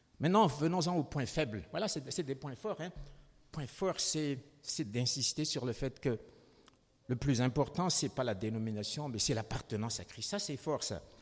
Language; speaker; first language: French; non-native, local second language; Malagasy